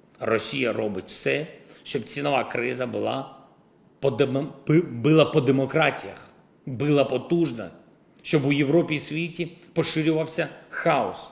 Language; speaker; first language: Ukrainian; non-native, local second language; Russian